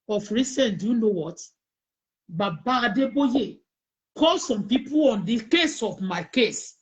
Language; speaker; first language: English; non-native, local second language; Yoruba